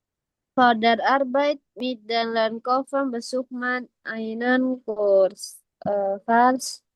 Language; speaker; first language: German; non-native, learner; Indonesian